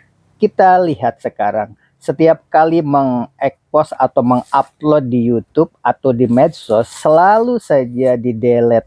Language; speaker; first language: Indonesian; native; Indonesian